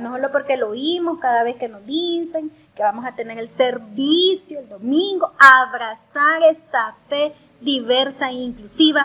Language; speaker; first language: Spanish; native; Spanish